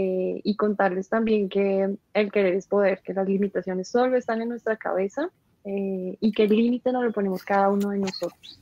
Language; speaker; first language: Spanish; native; Spanish